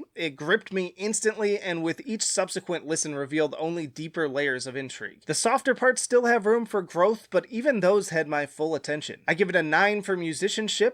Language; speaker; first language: English; native; English